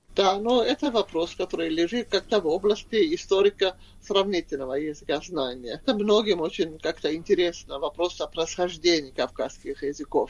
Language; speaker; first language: Russian; non-native, learner; Swedish